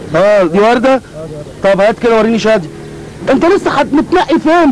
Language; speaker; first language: Arabic; native; Arabic